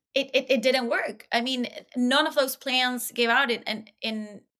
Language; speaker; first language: English; non-native, fluent; Spanish